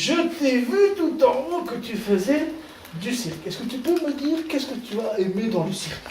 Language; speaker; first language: French; native; French